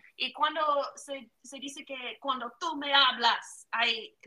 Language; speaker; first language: Spanish; non-native, learner; English